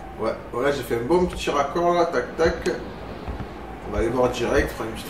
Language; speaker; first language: French; native; French